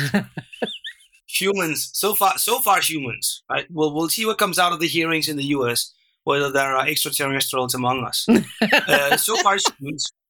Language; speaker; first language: English; non-native, fluent; Danish